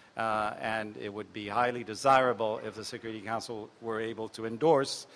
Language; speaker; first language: English; non-native, fluent; Portuguese